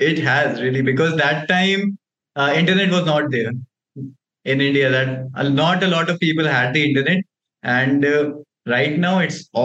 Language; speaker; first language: English; non-native, local second language; Hindi